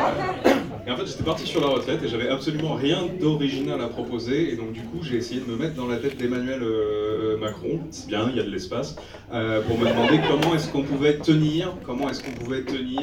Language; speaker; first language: French; native; French